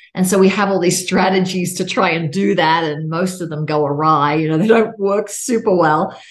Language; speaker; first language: English; native; English